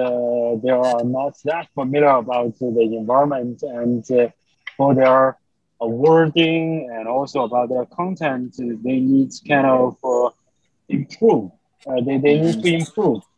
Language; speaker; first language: English; non-native, fluent; Chinese